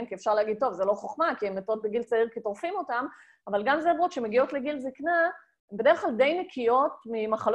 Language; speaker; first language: Hebrew; native; Hebrew